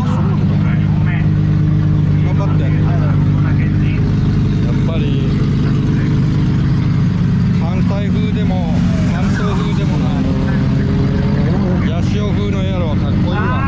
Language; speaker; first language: Japanese; native; Japanese